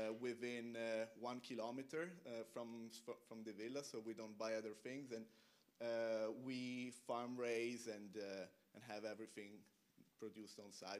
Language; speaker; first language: English; non-native, fluent; Italian